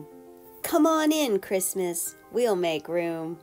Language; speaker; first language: English; native; English